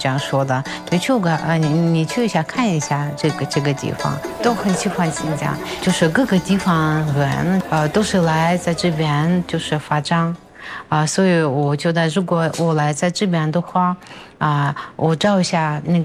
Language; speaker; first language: Chinese; non-native, learner; Russian